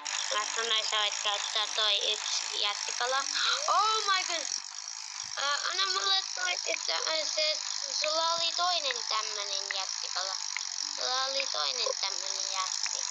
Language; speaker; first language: Finnish; early bilingual, other home language; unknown